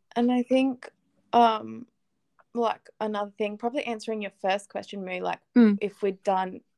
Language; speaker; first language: English; native; English